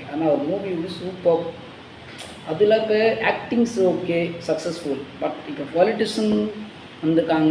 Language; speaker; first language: Tamil; non-native, learner; Hindi